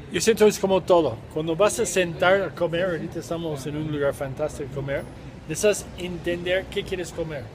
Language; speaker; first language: Spanish; non-native, fluent; English